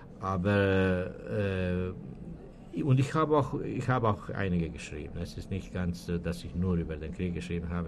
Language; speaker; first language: German; non-native, fluent; Serbian